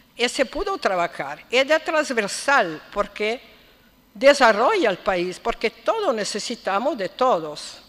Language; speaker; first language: Spanish; non-native, fluent; Italian